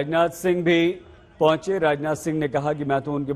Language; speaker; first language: Hindi; native; Hindi